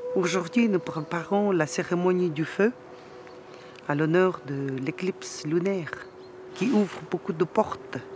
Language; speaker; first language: French; non-native, fluent; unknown